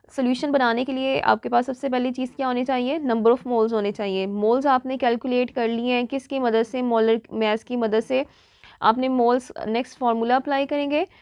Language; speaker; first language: Urdu; non-native, local second language; Punjabi